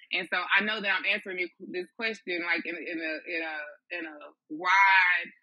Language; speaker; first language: English; native; English